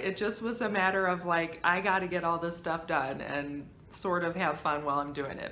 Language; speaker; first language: English; native; English